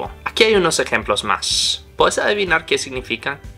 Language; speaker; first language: Spanish; non-native, fluent; English